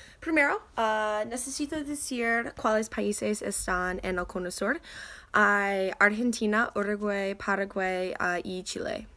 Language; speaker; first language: Spanish; non-native, learner; English